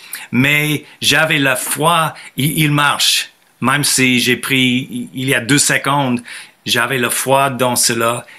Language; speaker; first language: French; non-native, fluent; English